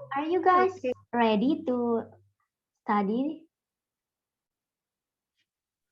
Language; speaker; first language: English; non-native, fluent; Indonesian